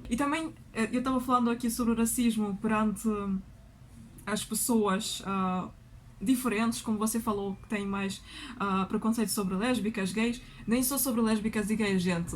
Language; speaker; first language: Portuguese; non-native, fluent; Russian